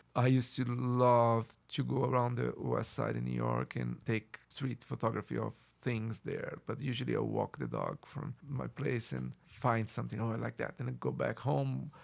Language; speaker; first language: English; non-native, fluent; Portuguese